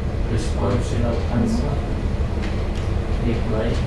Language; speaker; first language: English; non-native, learner; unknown